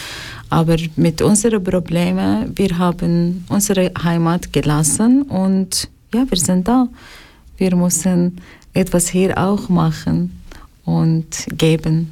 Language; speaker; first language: German; non-native, learner; Arabic